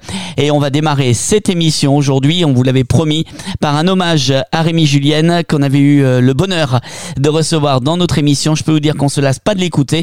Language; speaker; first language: French; native; French